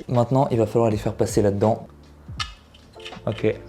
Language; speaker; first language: French; native; French